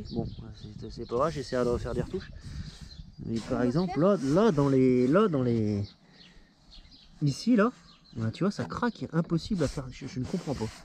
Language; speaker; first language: French; native; French